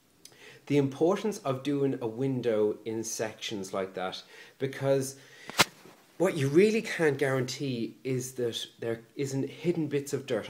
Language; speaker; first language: English; native; English